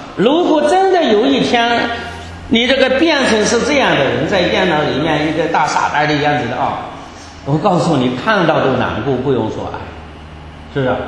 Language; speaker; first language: Chinese; native; Chinese